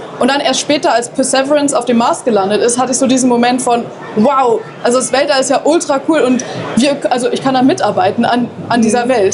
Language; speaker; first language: German; native; German